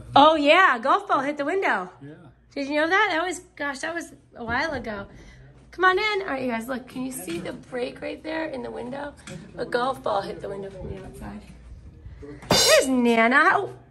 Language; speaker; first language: English; native; English